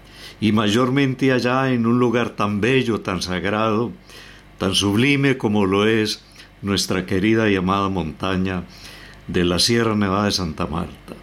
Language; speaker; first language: Spanish; native; Spanish